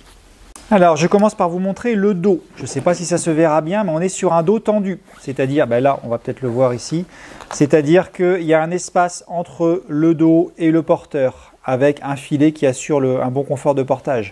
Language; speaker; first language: French; native; French